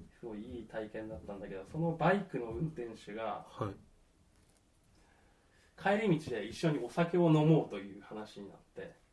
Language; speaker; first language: Japanese; native; Japanese